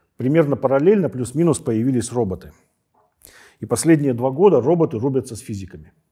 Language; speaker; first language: Russian; native; Russian